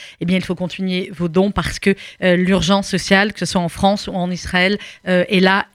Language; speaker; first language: French; native; French